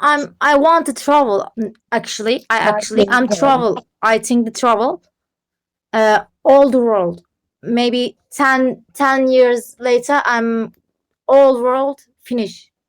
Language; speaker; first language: English; non-native, learner; Turkish